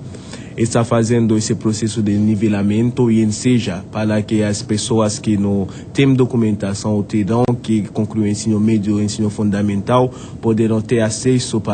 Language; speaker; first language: Portuguese; non-native, fluent; Haitian Creole